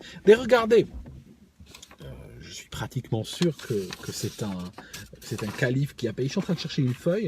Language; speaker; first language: French; native; French